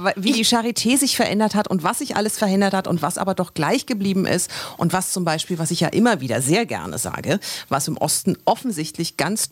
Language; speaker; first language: German; native; German